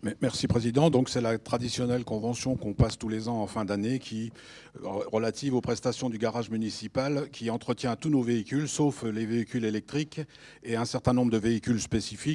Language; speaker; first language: French; native; French